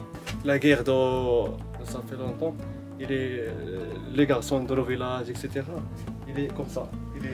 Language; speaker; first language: French; non-native, learner; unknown